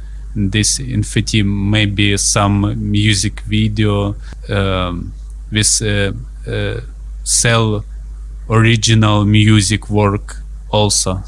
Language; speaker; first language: English; non-native, learner; Russian